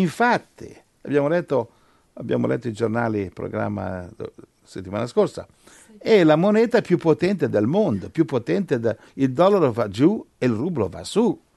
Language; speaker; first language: Italian; native; Italian